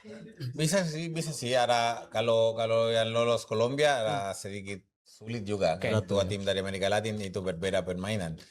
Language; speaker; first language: Indonesian; non-native, fluent; Spanish